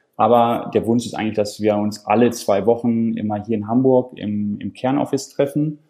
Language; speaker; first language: German; native; German